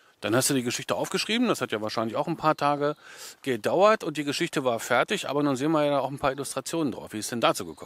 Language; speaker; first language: German; native; German